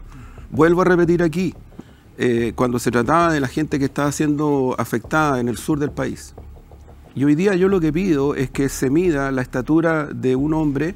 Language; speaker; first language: Spanish; native; Spanish